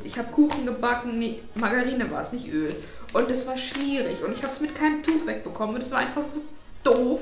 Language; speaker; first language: German; native; German